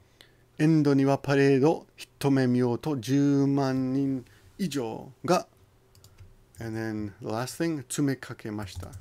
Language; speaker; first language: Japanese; non-native, fluent; English